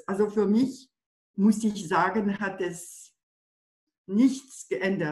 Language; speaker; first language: German; non-native, fluent; French